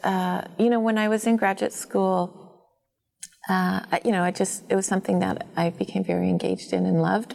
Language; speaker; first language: English; native; English